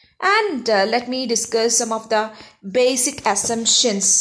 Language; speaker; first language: English; non-native, local second language; Malayalam